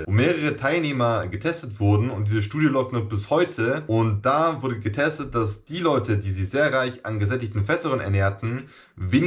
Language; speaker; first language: German; native; German